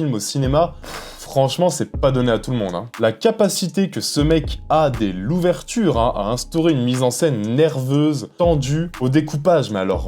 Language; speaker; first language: French; native; French